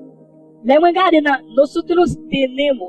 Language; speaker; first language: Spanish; non-native, fluent; Haitian Creole